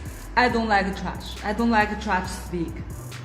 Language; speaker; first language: English; non-native, learner; Chinese